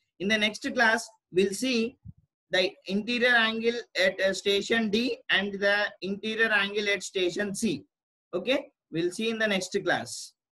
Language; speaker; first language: English; non-native, local second language; Telugu